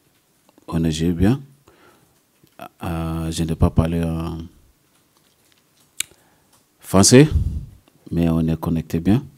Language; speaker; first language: French; non-native, learner; English